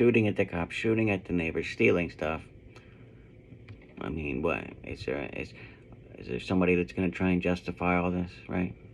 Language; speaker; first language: English; native; English